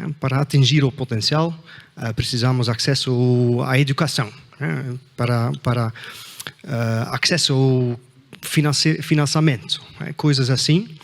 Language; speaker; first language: Portuguese; non-native, fluent; Dutch